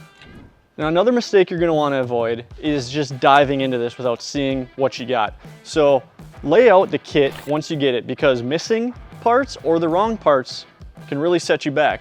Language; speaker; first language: English; native; English